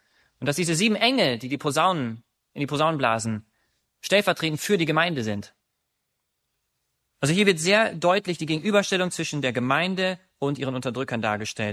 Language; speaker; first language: German; native; German